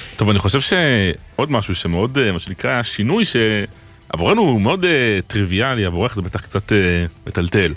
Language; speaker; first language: Hebrew; native; Hebrew